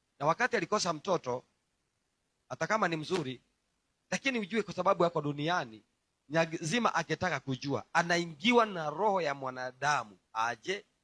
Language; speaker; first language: Swahili; non-native, local second language; Kikuyu